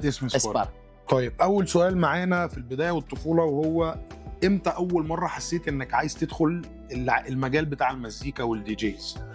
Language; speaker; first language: Arabic; native; Arabic